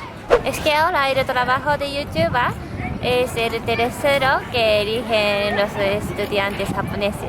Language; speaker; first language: Spanish; non-native, fluent; Japanese